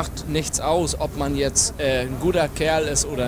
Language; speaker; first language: German; native; German